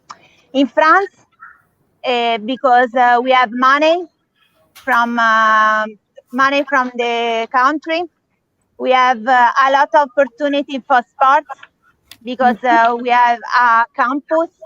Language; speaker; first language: English; non-native, learner; Italian